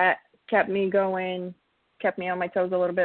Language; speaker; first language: English; non-native, fluent; Russian